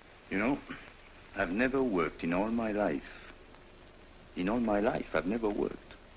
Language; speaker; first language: English; non-native, fluent; French